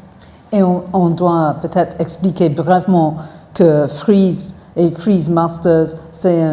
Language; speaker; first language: French; non-native, fluent; English